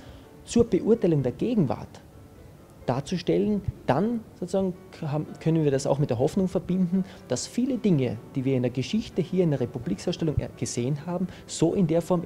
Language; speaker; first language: German; native; German